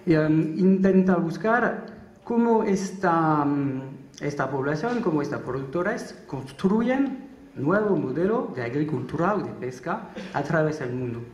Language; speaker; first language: Spanish; non-native, learner; French